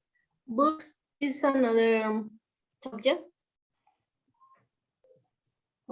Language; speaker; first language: English; non-native, learner; Spanish